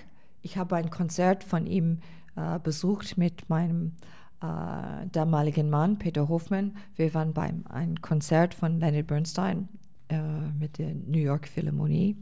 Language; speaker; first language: German; non-native, fluent; English